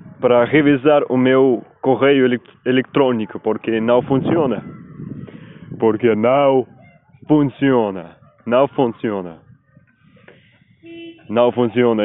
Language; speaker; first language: Portuguese; non-native, learner; Spanish